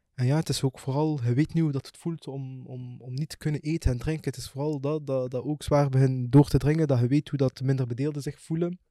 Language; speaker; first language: Dutch; early bilingual, other home language; Arabic